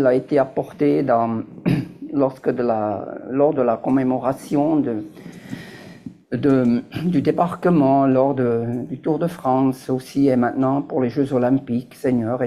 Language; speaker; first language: French; native; French